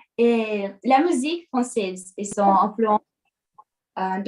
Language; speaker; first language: French; non-native, learner; Portuguese